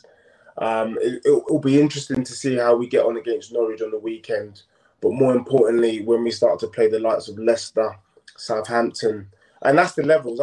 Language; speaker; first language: English; native; English